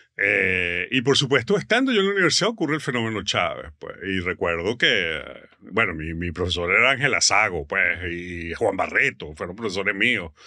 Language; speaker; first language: Spanish; native; Spanish